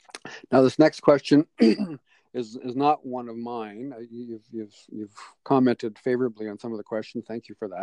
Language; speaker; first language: English; native; English